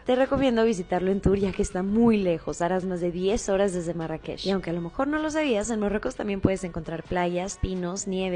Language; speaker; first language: Spanish; native; Spanish